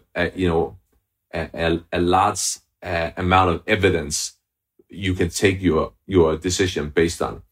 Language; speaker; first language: English; non-native, fluent; Danish